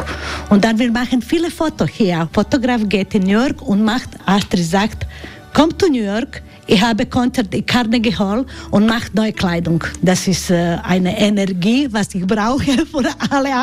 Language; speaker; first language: German; non-native, learner; Croatian